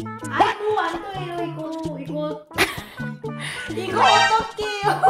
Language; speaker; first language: Korean; non-native, learner; Japanese